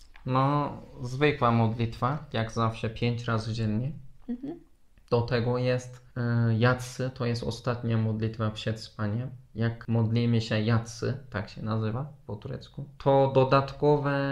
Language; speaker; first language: Polish; non-native, learner; Turkish